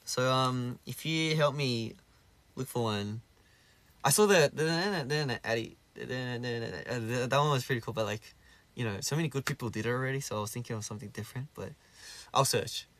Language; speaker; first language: English; early bilingual, other home language; Korean